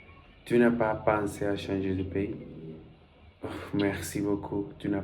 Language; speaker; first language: French; non-native, learner; Spanish